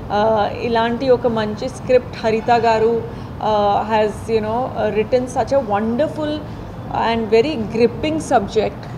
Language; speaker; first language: Telugu; non-native, fluent; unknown